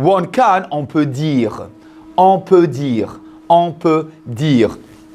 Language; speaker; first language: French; non-native, fluent; English